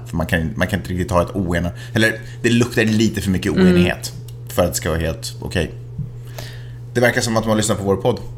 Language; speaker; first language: Swedish; native; Swedish